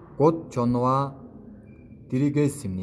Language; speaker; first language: Korean; non-native, fluent; Mongolian